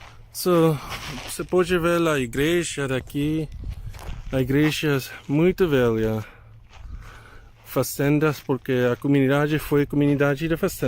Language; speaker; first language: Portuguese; non-native, learner; English